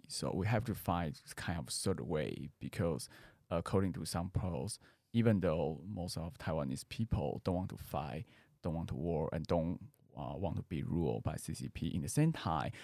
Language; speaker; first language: English; non-native, fluent; Chinese